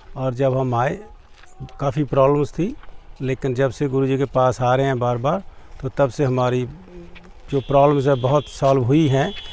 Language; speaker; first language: Hindi; non-native, local second language; Punjabi